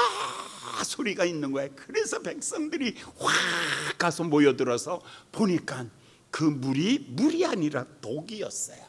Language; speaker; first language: Korean; native; Korean